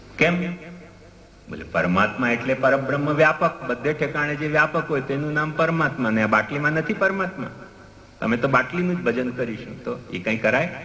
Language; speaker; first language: Gujarati; non-native, local second language; Hindi